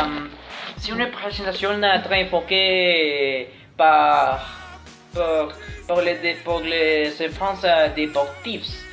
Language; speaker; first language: French; non-native, learner; Spanish